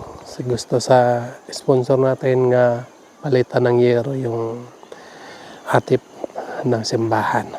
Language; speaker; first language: Filipino; non-native, local second language; Cebuano